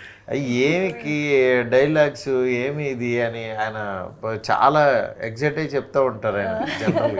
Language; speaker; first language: Telugu; native; Telugu